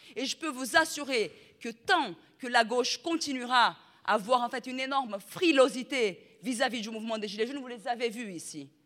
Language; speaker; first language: French; non-native, fluent; Portuguese